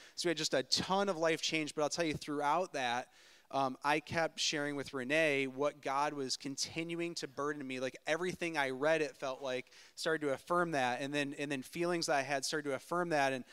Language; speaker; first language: English; native; English